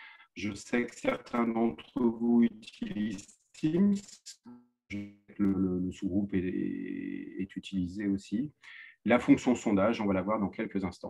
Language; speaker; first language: French; native; French